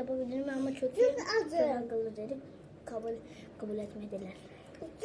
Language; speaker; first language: Turkish; early bilingual, other home language; Persian